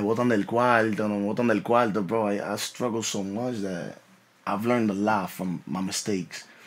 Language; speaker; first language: English; early bilingual, other home language; Spanish